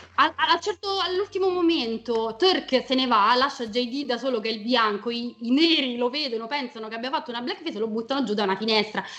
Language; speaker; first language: Italian; native; Italian